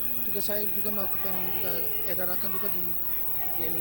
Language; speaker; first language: Indonesian; early bilingual, heritage; Indonesian